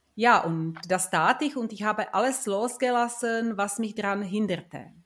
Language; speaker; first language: German; non-native, fluent; Czech